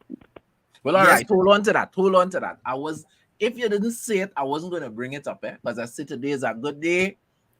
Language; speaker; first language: English; native; English